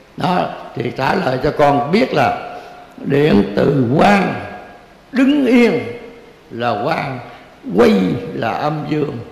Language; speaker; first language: Vietnamese; native; Vietnamese